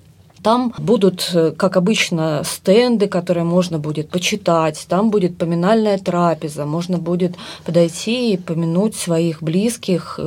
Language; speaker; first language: Russian; native; Russian